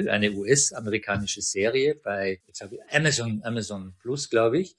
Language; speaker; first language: German; early bilingual, other home language; Persian